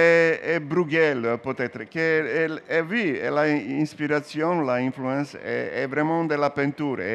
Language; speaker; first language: French; non-native, learner; Serbian